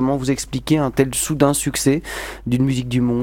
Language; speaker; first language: French; native; French